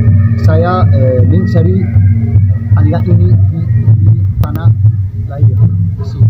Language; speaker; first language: Indonesian; non-native, learner; Italian